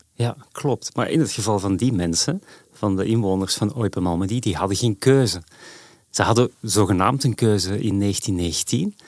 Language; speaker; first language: Dutch; native; Dutch